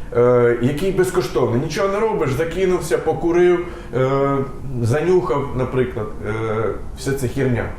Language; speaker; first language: Ukrainian; non-native, local second language; Russian